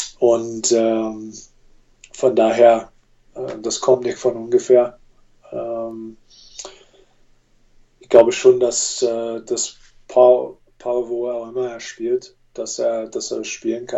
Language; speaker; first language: German; non-native, fluent; English